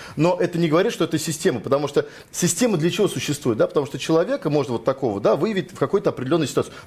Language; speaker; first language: Russian; native; Russian